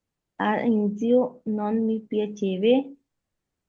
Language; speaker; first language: Italian; non-native, learner; Urdu